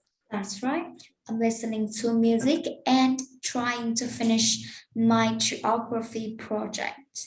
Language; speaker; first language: English; non-native, fluent; Vietnamese